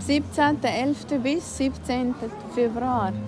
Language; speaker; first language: German; non-native, learner; Cebuano